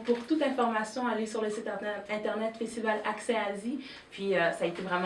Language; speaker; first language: French; native; French